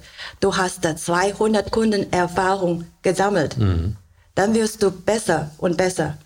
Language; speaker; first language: German; non-native, learner; Chinese